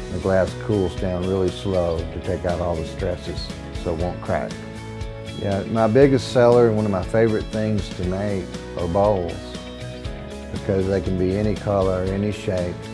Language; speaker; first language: English; native; English